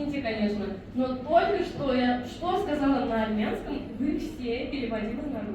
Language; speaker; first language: Russian; non-native, fluent; Armenian